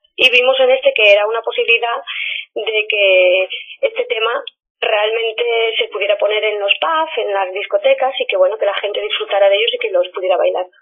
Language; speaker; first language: Spanish; native; Spanish